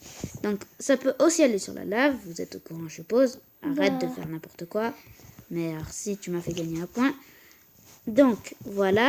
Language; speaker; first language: French; native; French